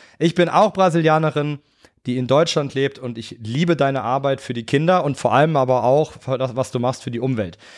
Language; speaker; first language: German; native; German